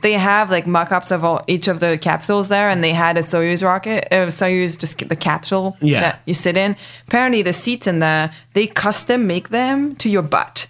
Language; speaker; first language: English; non-native, local second language; French